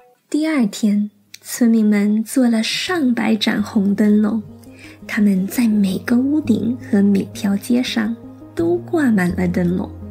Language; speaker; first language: Chinese; early bilingual, heritage; Chinese